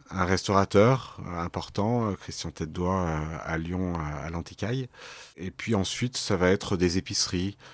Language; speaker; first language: French; native; French